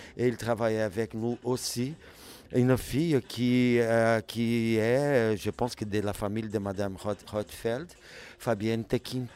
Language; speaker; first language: French; non-native, fluent; Portuguese